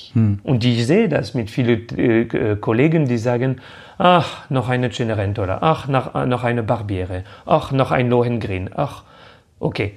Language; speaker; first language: German; non-native, fluent; French